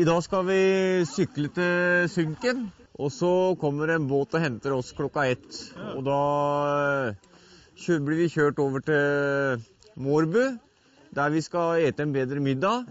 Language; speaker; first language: Norwegian; native; Norwegian